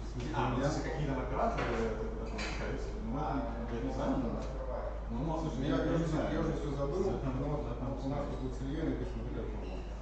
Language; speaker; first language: Russian; native; Russian